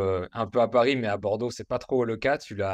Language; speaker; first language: French; native; French